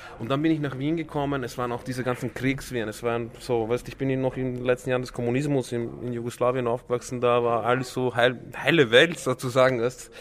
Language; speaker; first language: German; early bilingual, other home language; Croatian